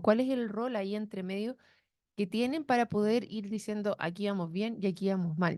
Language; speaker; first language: Spanish; native; Spanish